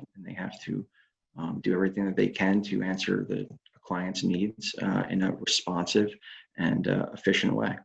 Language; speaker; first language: English; native; English